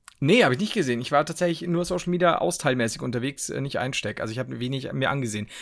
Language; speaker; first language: German; native; German